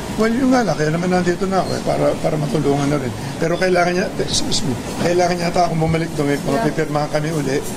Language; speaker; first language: Filipino; native; Filipino